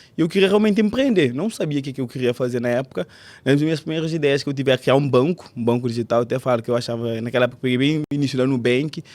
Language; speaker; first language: Portuguese; non-native, local second language; Kabuverdianu